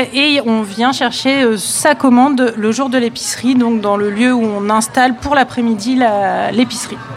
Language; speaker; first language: French; native; French